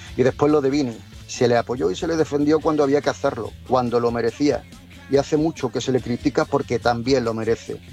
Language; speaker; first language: Spanish; native; Spanish